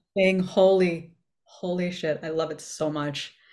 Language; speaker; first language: English; native; English